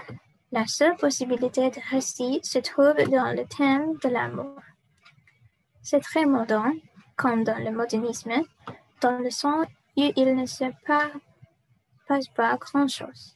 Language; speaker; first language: French; non-native, learner; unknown